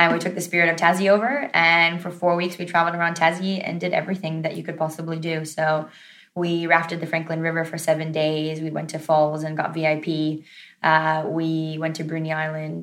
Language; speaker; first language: English; native; English